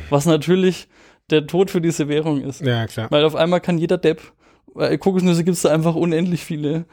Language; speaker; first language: German; native; German